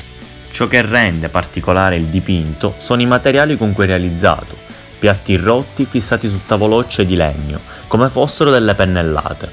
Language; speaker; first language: Italian; native; Italian